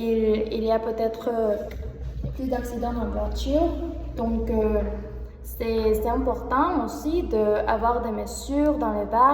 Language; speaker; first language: French; non-native, learner; Spanish